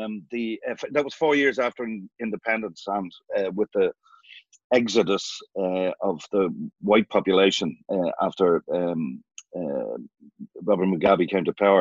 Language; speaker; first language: English; native; English